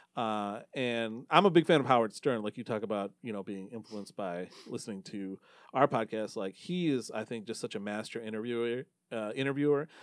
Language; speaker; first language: English; native; English